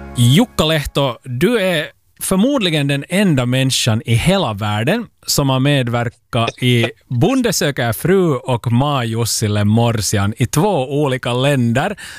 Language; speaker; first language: Swedish; native; Swedish